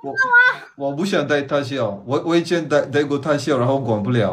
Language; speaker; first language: Chinese; non-native, fluent; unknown